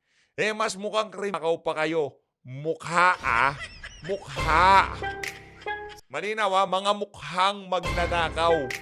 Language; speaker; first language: Filipino; native; Filipino